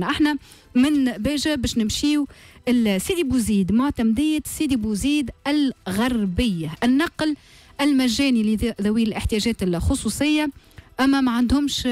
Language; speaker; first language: Arabic; native; Arabic